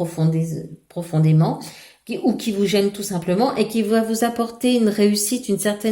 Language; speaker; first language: French; native; French